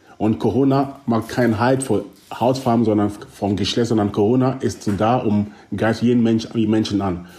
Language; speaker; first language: German; early bilingual, other home language; Akan